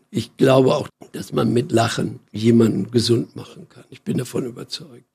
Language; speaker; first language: German; native; German